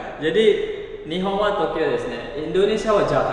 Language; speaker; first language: Japanese; non-native, learner; Indonesian